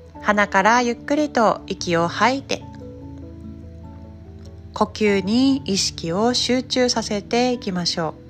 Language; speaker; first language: Japanese; native; Japanese